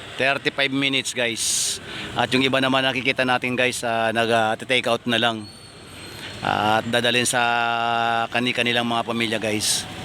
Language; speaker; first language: Filipino; native; Filipino